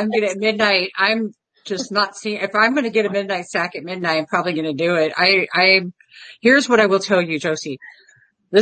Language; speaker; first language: English; native; English